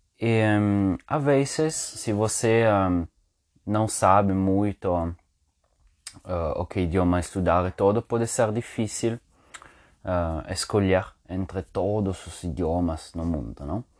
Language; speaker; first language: Portuguese; non-native, learner; Spanish